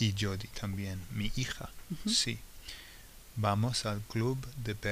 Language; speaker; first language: Spanish; non-native, fluent; English